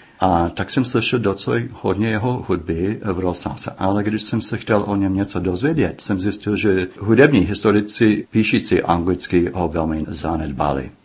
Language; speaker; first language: Czech; non-native, fluent; English